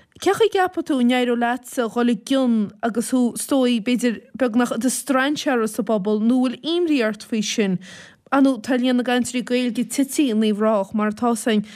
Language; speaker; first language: Irish; native; Irish